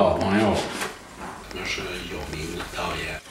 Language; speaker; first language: Chinese; non-native, fluent; French